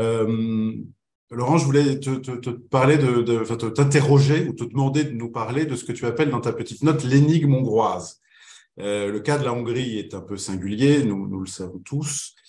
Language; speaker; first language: French; native; French